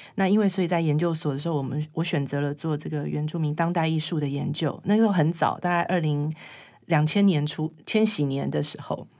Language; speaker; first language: Chinese; native; Chinese